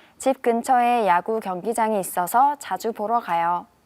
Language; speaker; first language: Korean; native; Korean